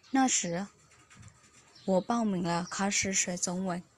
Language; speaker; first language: Chinese; non-native, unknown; Burmese